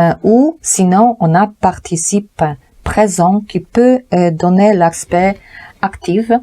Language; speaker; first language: French; non-native, fluent; Polish